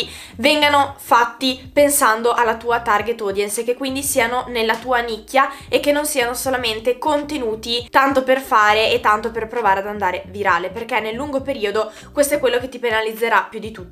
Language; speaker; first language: Italian; native; Italian